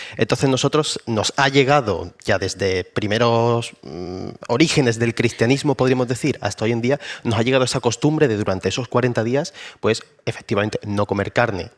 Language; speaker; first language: Spanish; native; Spanish